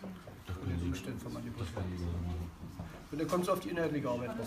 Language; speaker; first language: German; native; German